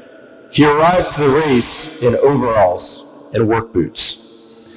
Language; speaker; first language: English; native; English